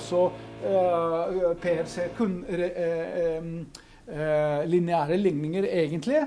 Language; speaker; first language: Norwegian; non-native, fluent; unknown